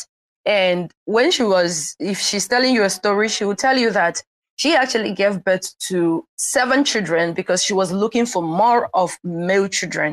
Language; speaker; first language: English; non-native, local second language; Igbo